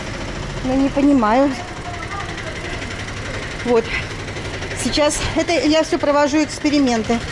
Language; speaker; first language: Russian; native; Russian